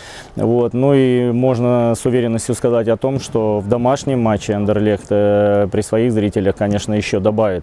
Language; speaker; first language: Russian; native; Russian